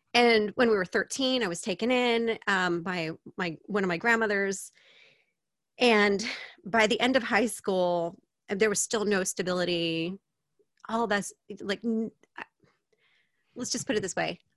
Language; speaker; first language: English; native; English